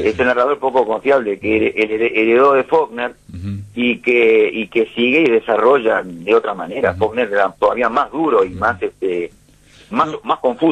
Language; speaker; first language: Spanish; native; Spanish